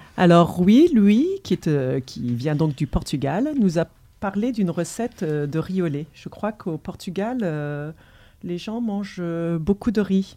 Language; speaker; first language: French; native; French